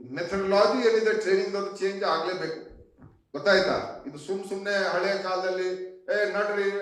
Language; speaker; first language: Kannada; non-native, fluent; Hindi